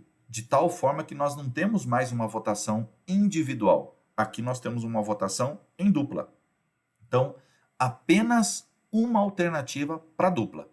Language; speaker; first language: Portuguese; native; Portuguese